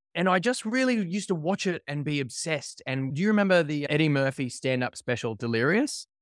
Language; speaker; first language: English; native; English